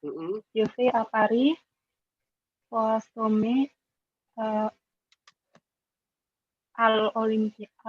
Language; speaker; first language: French; non-native, learner; Indonesian